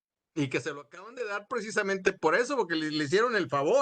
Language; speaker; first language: Spanish; native; Spanish